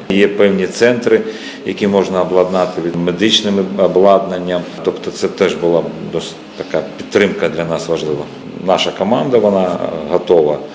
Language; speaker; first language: Ukrainian; native; Ukrainian